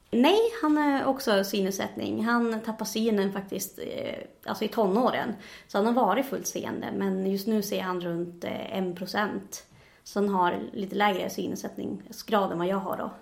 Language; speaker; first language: Swedish; native; Swedish